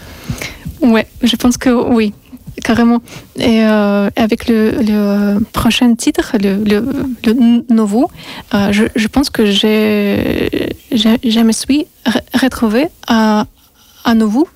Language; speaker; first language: French; non-native, learner; Russian